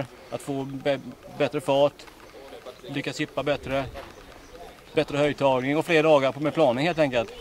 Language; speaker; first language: Swedish; native; Swedish